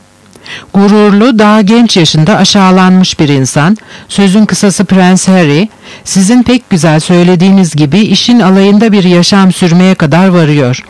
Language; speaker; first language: Turkish; native; Turkish